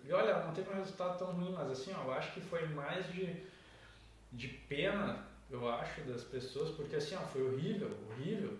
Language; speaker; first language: Portuguese; native; Portuguese